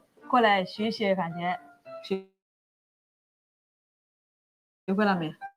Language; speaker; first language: Chinese; non-native, learner; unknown